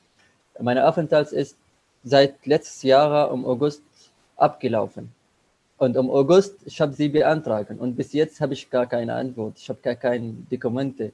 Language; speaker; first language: German; non-native, learner; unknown